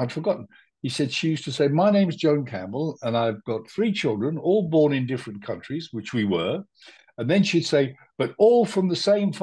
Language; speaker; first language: English; native; English